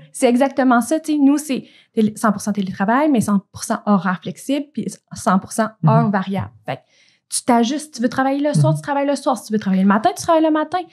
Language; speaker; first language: French; native; French